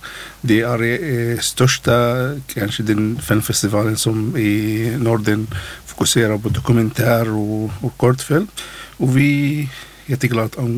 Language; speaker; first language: Swedish; non-native, learner; Arabic